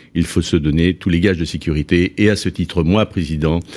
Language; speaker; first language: French; native; French